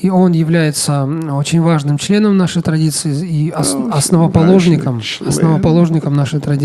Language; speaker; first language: Russian; native; Russian